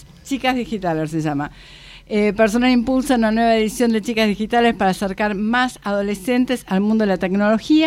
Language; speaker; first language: Spanish; native; Spanish